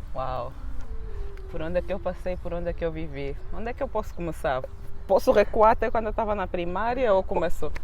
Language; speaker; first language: Portuguese; native; Portuguese